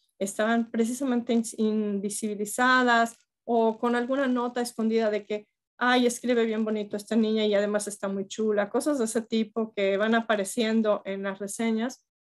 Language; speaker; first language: Spanish; native; Spanish